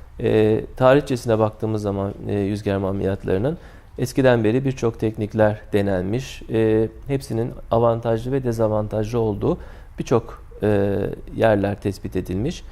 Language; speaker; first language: Turkish; native; Turkish